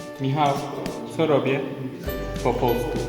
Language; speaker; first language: Polish; non-native, learner; Turkish